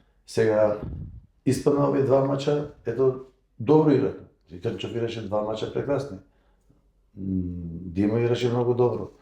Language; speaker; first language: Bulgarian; non-native, learner; Macedonian